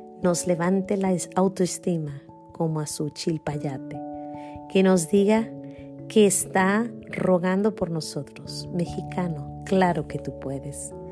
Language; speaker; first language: Spanish; native; Spanish